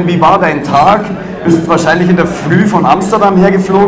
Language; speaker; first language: German; native; German